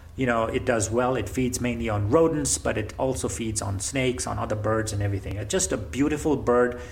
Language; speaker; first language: English; non-native, local second language; Gujarati